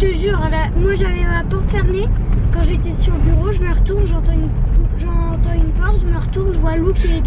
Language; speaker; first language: French; native; French